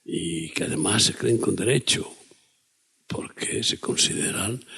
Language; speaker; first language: Spanish; native; Spanish